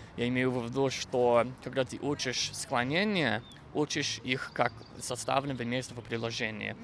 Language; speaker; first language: Russian; non-native, fluent; English